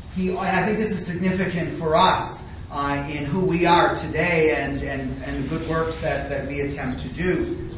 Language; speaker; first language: English; native; English